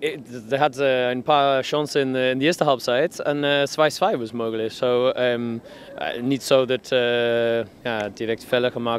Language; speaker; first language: German; non-native, fluent; English